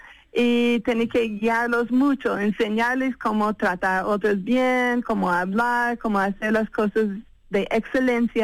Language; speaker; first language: Spanish; non-native, fluent; English